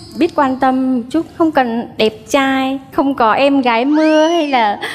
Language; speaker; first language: Vietnamese; native; Vietnamese